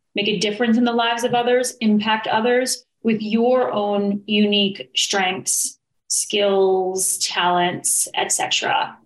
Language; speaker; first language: English; native; English